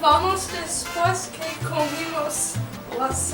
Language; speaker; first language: Spanish; non-native, learner; English